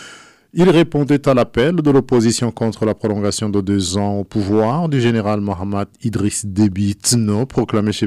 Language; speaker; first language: French; non-native, local second language; Rundi